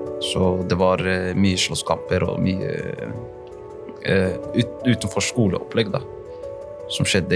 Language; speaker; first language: Norwegian; early bilingual, other home language; Somali